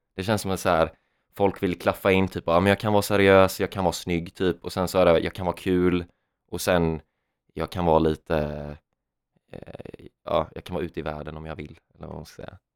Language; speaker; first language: Swedish; native; Swedish